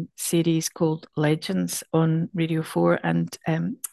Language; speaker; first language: English; native; English